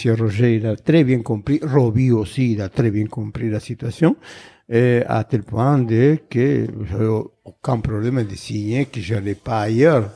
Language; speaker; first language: French; non-native, fluent; Spanish